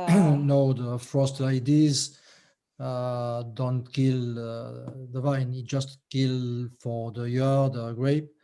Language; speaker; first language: English; non-native, learner; French